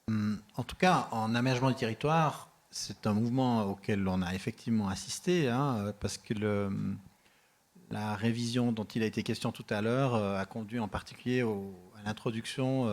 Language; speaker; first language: French; native; French